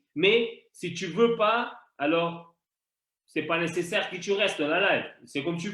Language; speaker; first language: French; non-native, fluent; Portuguese